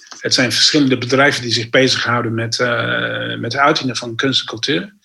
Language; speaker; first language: Dutch; non-native, fluent; English